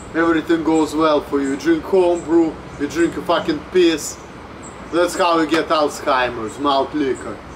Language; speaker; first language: English; non-native, fluent; Russian